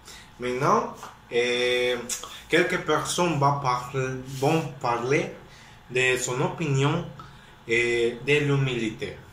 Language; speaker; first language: French; non-native, learner; Spanish